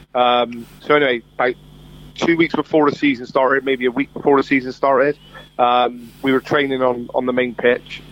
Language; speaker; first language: English; native; English